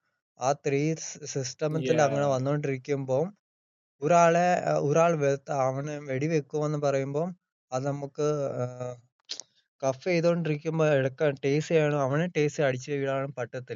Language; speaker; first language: Malayalam; early bilingual, heritage; Malayalam